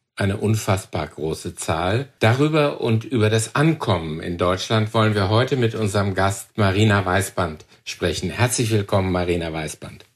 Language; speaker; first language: German; native; German